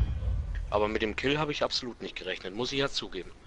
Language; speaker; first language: German; native; German